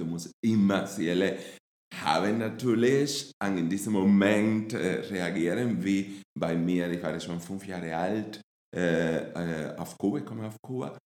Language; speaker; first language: German; non-native, fluent; Spanish